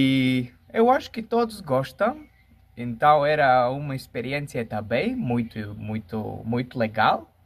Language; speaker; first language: Portuguese; non-native, fluent; Latvian